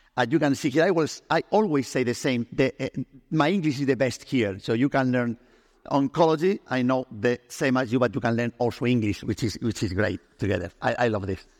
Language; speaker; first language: English; non-native, fluent; Spanish